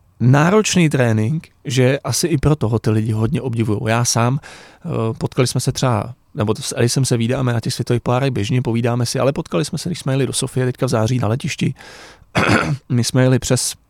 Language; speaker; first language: Czech; native; Czech